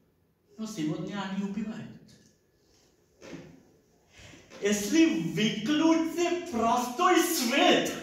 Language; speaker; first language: Russian; non-native, learner; Sinhala